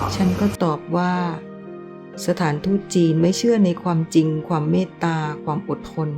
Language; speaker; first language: Thai; non-native, fluent; Chinese